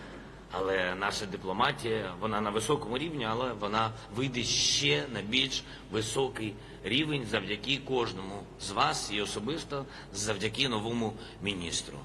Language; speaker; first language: Ukrainian; non-native, local second language; Russian